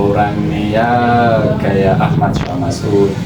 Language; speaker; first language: Indonesian; non-native, fluent; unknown